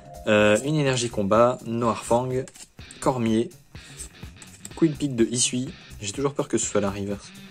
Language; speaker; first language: French; native; French